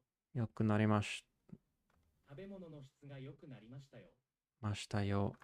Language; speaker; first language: Japanese; non-native, learner; English